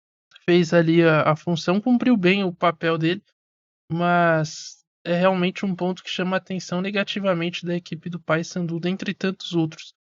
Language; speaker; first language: Portuguese; native; Portuguese